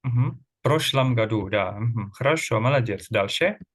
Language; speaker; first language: Russian; non-native, fluent; Indonesian